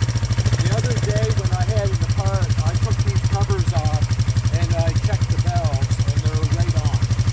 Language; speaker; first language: English; native; English